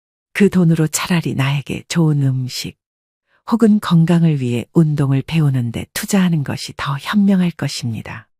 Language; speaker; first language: Korean; native; Korean